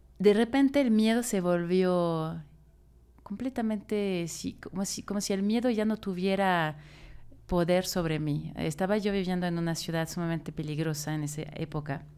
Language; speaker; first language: Spanish; non-native, fluent; French